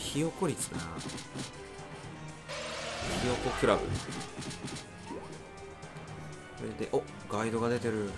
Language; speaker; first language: Japanese; native; Japanese